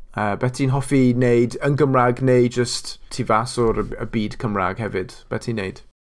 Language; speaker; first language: Welsh; non-native, local second language; English